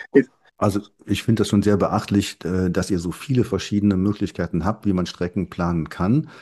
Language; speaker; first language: German; native; German